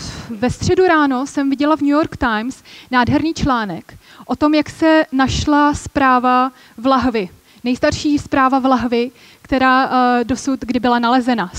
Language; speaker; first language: Czech; native; Czech